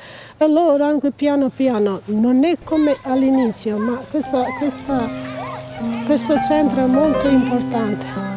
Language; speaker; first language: Italian; non-native, fluent; Albanian